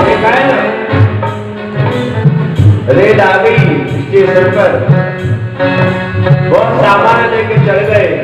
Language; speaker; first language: Hindi; native; Hindi